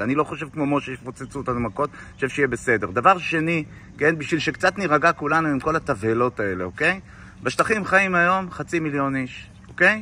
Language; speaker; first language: Hebrew; native; Hebrew